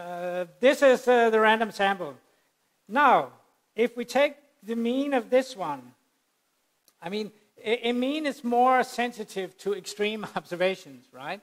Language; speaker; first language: English; non-native, fluent; Danish